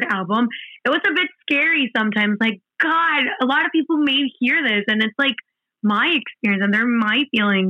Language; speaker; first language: English; non-native, fluent; Spanish